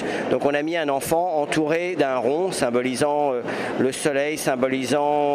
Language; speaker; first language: French; native; French